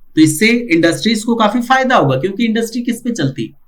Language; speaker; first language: Hindi; non-native, local second language; Marathi